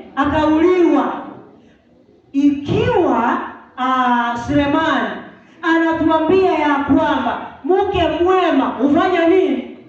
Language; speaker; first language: Swahili; non-native, local second language; Gusii